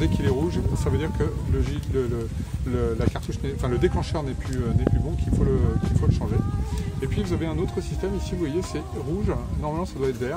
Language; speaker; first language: French; native; French